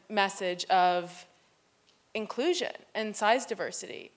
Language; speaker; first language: English; native; English